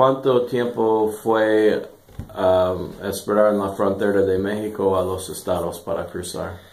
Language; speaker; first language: Spanish; non-native, learner; English